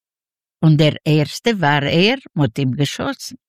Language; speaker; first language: German; non-native, learner; Yiddish